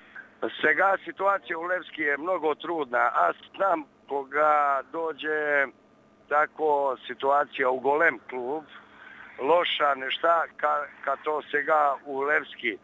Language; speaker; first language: Bulgarian; non-native, learner; Serbian